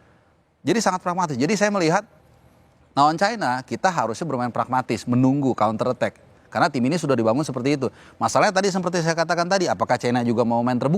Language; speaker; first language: Indonesian; native; Indonesian